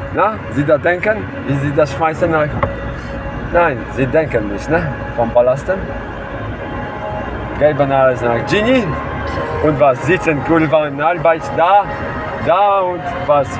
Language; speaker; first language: German; non-native, learner; Polish